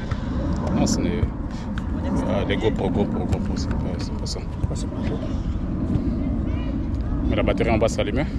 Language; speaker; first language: French; native; French